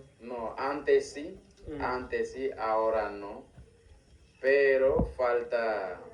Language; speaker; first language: Spanish; non-native, local second language; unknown